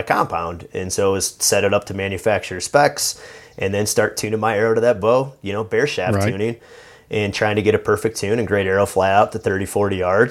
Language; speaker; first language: English; native; English